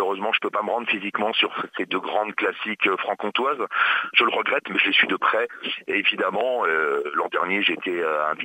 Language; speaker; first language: French; native; French